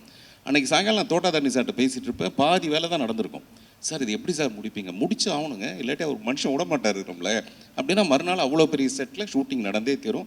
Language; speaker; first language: Tamil; native; Tamil